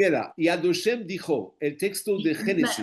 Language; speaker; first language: Spanish; non-native, fluent; English